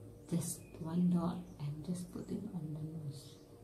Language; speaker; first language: English; non-native, learner; Indonesian